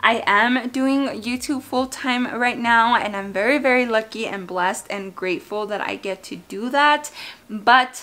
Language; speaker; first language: English; native; English